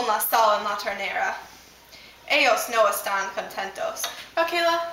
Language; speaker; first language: Spanish; non-native, learner; English